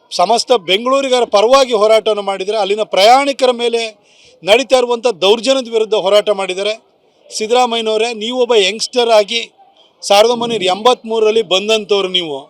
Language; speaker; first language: Kannada; native; Kannada